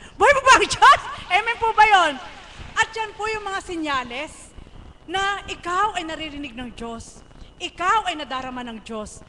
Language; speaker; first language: Filipino; native; Filipino